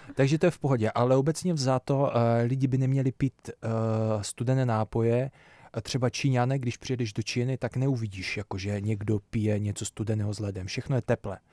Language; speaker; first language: Czech; early bilingual, other home language; Ukrainian